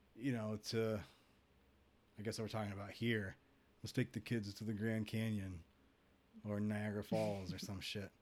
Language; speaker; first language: English; native; English